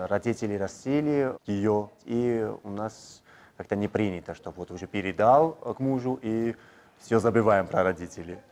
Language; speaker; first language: Russian; non-native, fluent; Georgian